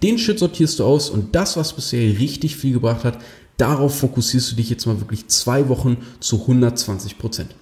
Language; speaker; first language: German; native; German